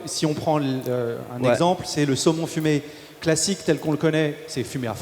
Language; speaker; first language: French; native; French